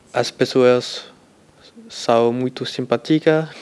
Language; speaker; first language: Portuguese; non-native, learner; French